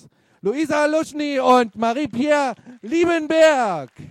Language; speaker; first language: German; native; German